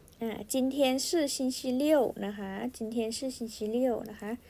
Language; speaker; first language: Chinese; non-native, fluent; Thai